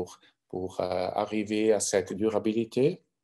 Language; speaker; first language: French; non-native, local second language; German